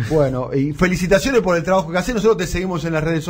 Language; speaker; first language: Spanish; native; Spanish